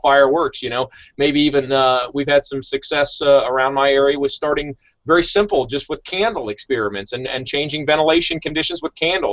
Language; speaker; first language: English; native; English